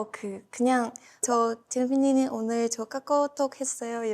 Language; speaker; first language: Korean; non-native, learner; Thai